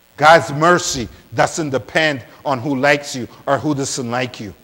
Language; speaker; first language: English; non-native, fluent; Spanish